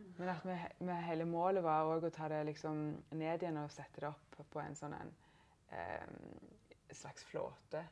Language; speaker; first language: Norwegian; native; Norwegian